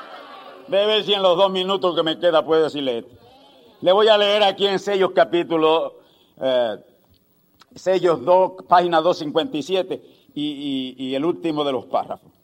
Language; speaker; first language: Spanish; native; Spanish